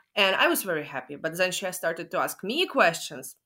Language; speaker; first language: English; non-native, fluent; Russian